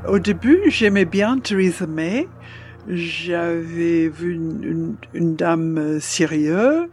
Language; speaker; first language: French; non-native, fluent; English